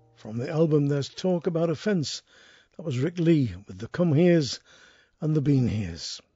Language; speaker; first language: English; native; English